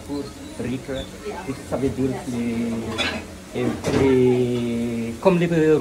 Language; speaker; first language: French; non-native, local second language; Malagasy